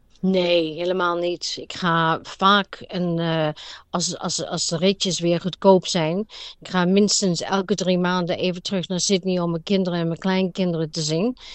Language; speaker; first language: Dutch; native; Dutch